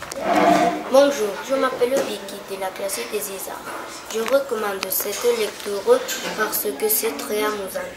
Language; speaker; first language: French; non-native, learner; Catalan